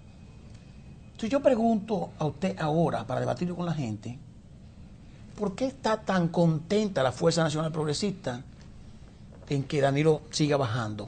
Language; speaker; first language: Spanish; native; Spanish